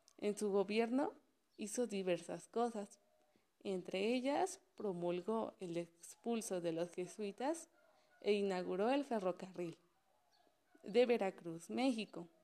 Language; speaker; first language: Spanish; native; Spanish